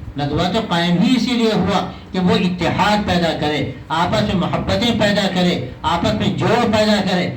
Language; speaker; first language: Urdu; native; Urdu